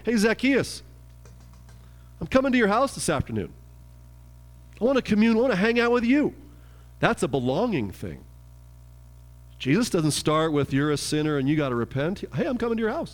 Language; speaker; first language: English; native; English